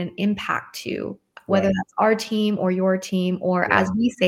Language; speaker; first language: English; native; English